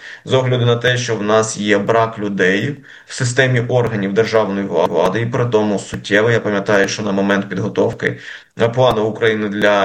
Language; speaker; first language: Ukrainian; native; Ukrainian